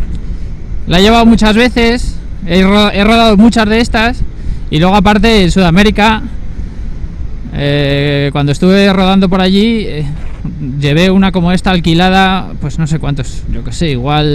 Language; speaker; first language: Spanish; native; Spanish